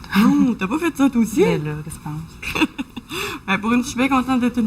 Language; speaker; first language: French; native; French